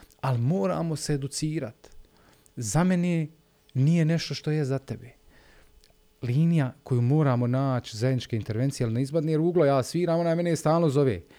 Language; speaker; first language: Bosnian; native; Bosnian